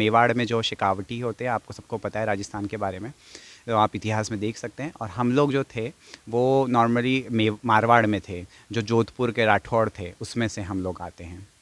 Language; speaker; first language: Hindi; non-native, fluent; English